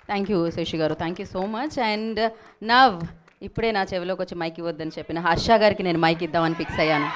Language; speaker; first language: Telugu; native; Telugu